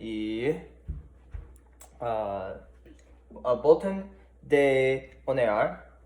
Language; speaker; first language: Spanish; non-native, learner; English